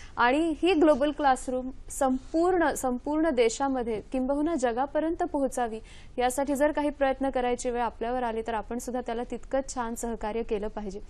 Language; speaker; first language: Marathi; native; Marathi